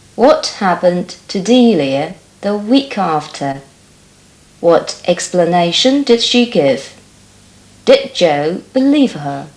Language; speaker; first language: English; non-native, fluent; Chinese